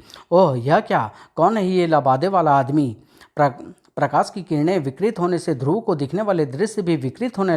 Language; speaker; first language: Hindi; native; Hindi